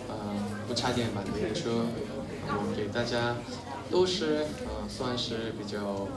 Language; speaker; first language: Chinese; non-native, fluent; Korean